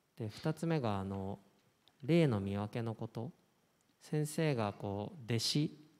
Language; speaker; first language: Japanese; native; Japanese